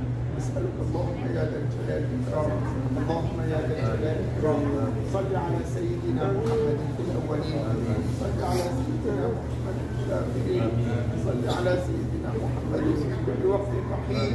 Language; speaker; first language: Arabic; native; Arabic